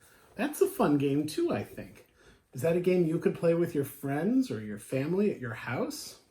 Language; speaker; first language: English; native; English